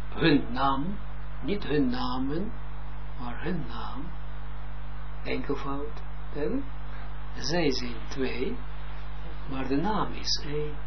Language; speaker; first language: Dutch; non-native, fluent; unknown